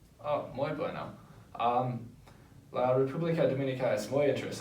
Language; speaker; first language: Spanish; non-native, learner; English